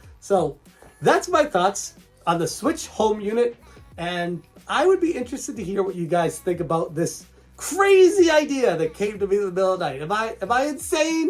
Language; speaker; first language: English; native; English